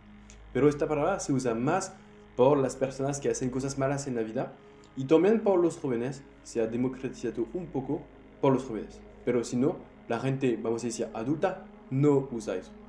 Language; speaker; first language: Spanish; non-native, fluent; French